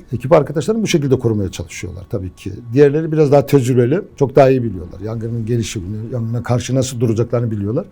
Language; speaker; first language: Turkish; native; Turkish